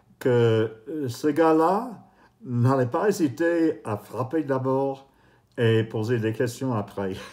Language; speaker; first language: French; non-native, fluent; English